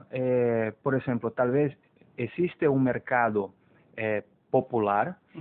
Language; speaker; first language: Spanish; non-native, fluent; Portuguese